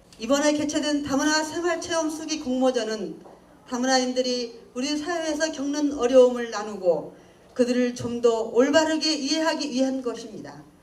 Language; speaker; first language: Korean; native; Korean